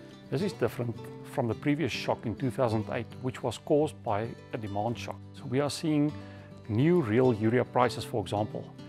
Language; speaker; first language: English; non-native, local second language; Afrikaans